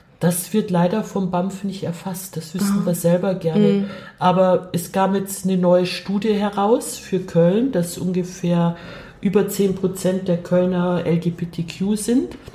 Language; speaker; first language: German; native; German